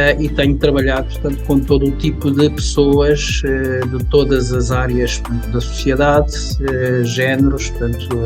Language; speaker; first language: Portuguese; early bilingual, other home language; Kabuverdianu